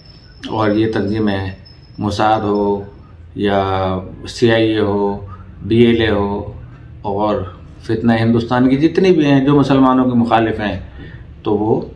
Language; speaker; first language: Urdu; native; Urdu